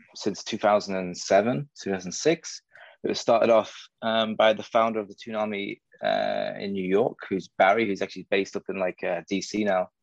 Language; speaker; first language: English; native; English